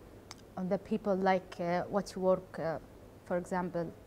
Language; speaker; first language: English; non-native, learner; Arabic